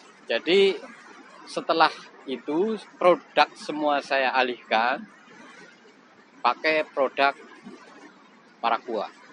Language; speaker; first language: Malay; non-native, local second language; Javanese